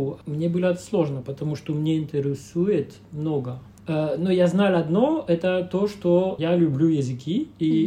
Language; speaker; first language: Russian; non-native, fluent; French